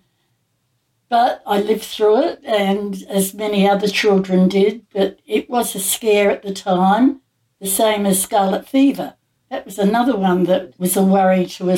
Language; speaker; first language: English; native; English